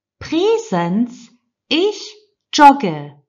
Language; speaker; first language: German; non-native, fluent; Turkish